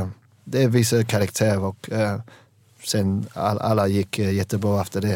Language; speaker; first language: Swedish; non-native, learner; English